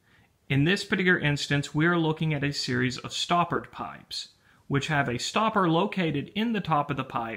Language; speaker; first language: English; native; English